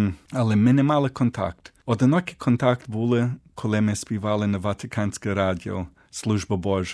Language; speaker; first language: Ukrainian; early bilingual, heritage; Ukrainian